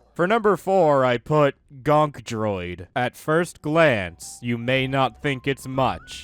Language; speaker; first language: English; native; English